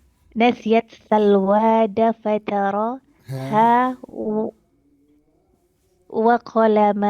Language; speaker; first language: Arabic; non-native, learner; Indonesian